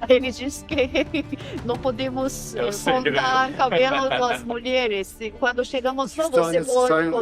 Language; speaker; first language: Portuguese; non-native, learner; Turkish